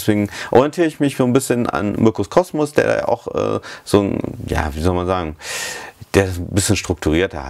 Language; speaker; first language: German; native; German